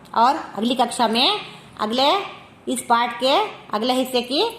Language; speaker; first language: Hindi; non-native, local second language; Kannada